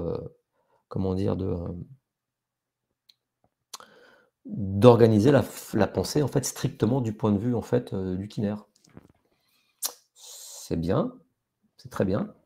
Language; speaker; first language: French; native; French